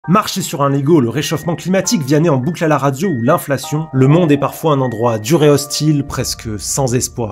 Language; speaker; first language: French; native; French